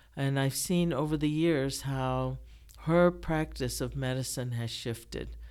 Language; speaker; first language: English; early bilingual, other home language; Japanese